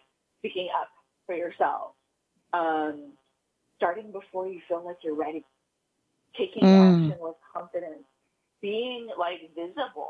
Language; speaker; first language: English; native; English